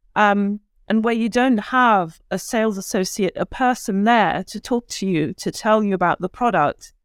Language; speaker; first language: English; early bilingual, other home language; Turkish